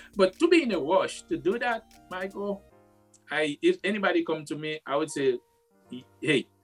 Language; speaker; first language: English; non-native, fluent; Haitian Creole